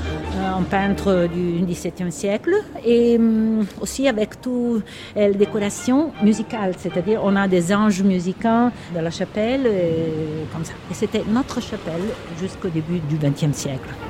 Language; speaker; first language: French; non-native, fluent; Italian